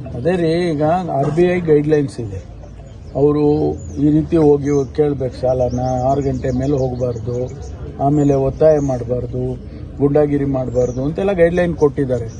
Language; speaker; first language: Kannada; native; Kannada